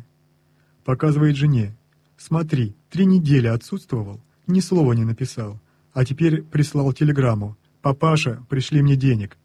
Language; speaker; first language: Russian; native; Russian